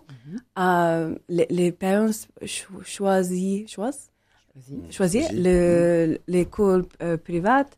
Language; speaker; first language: French; non-native, learner; English